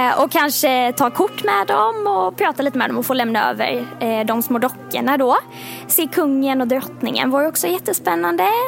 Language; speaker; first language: Swedish; native; Swedish